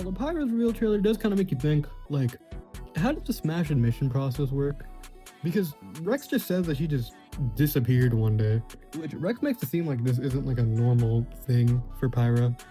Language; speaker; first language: English; native; English